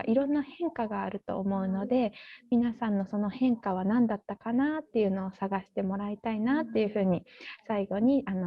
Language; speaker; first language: Japanese; native; Japanese